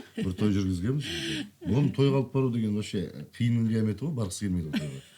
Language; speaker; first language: Kazakh; native; Kazakh